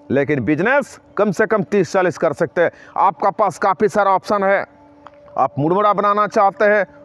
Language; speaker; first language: Hindi; non-native, local second language; Bangla